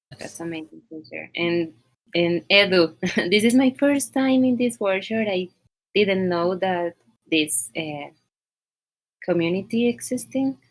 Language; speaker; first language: English; non-native, learner; Spanish